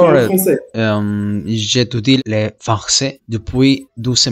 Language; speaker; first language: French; non-native, learner; Spanish